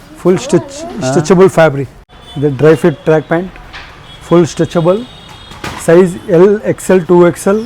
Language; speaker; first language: Malayalam; non-native, learner; Tamil